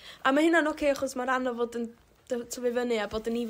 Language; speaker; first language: Welsh; native; Welsh